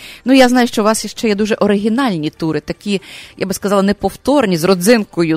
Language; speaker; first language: Ukrainian; native; Ukrainian